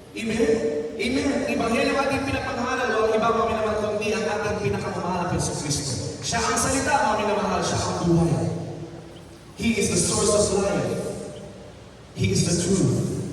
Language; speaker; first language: Filipino; non-native, local second language; Iloko